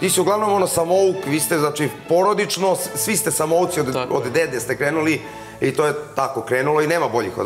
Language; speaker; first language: Serbian; native; Serbian